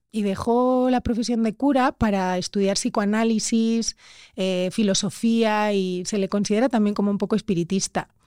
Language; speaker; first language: Spanish; native; Spanish